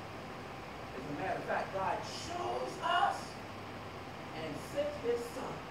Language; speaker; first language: English; native; English